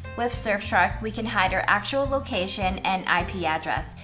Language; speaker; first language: English; native; English